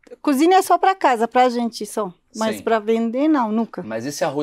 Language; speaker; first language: Portuguese; non-native, learner; Arabic